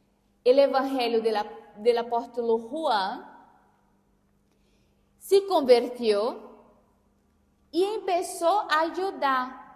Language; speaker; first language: Spanish; non-native, fluent; Portuguese